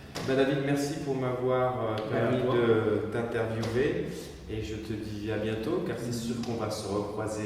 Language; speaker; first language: French; native; French